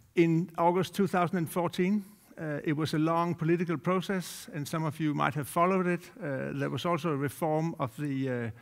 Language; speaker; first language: English; non-native, fluent; Danish